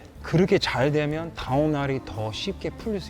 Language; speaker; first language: Korean; non-native, fluent; English